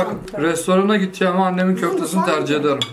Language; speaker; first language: Turkish; native; Turkish